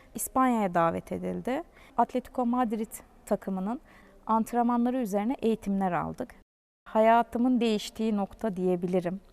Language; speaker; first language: Turkish; native; Turkish